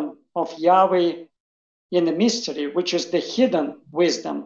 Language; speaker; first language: English; non-native, fluent; Russian